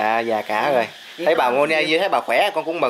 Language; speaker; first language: Vietnamese; native; Vietnamese